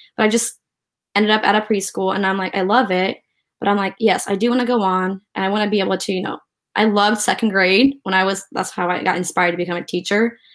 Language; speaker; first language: English; early bilingual, other home language; Ukrainian